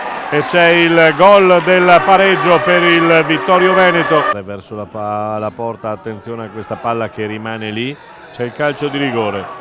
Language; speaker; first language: Italian; native; Italian